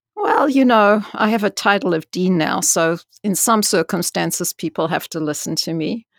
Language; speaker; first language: English; native; English